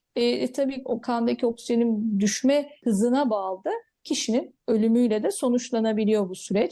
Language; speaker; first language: Turkish; native; Turkish